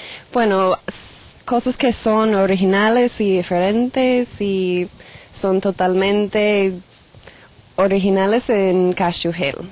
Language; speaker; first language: Spanish; non-native, fluent; English